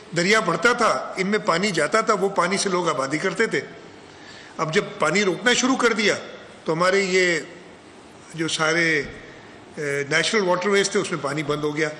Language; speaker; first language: Urdu; non-native, local second language; Sindhi